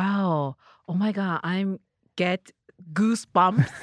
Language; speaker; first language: English; non-native, learner; Japanese